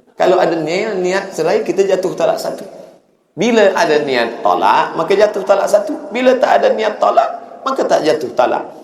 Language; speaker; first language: Malay; native; Malay